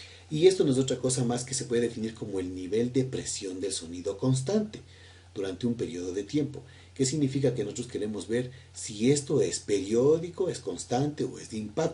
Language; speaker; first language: Spanish; native; Spanish